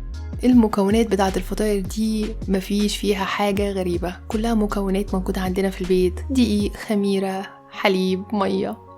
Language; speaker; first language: Arabic; native; Arabic